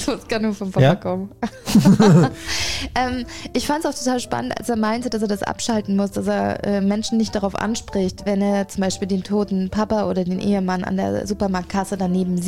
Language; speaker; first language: German; native; German